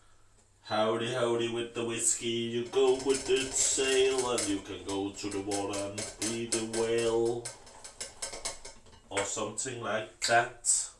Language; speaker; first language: English; non-native, learner; Danish